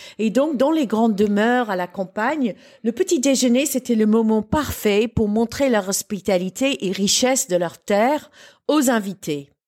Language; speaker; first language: French; non-native, fluent; English